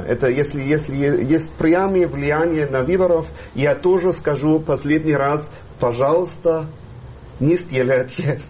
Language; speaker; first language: Russian; non-native, fluent; German